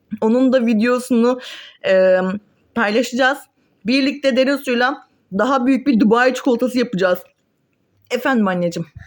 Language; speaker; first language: Turkish; native; Turkish